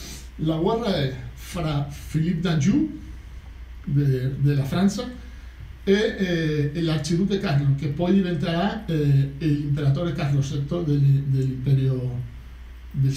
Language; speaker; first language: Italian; non-native, fluent; Catalan